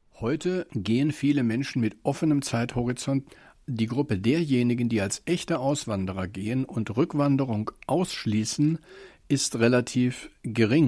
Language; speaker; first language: German; native; German